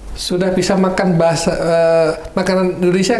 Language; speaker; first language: Indonesian; native; Indonesian